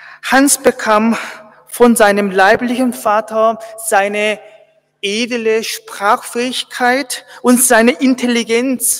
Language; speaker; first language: German; non-native, fluent; Korean